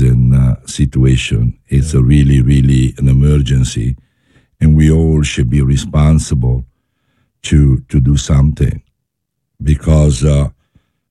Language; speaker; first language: English; non-native, learner; Italian